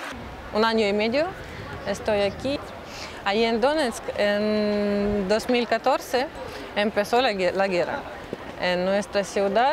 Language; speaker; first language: Spanish; non-native, learner; Russian